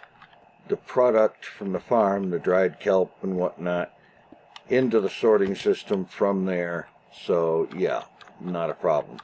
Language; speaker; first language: English; native; English